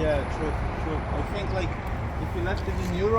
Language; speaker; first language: English; non-native, fluent; Arabic